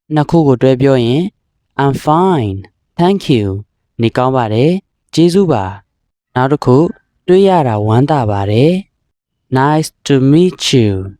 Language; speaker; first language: Burmese; native; Burmese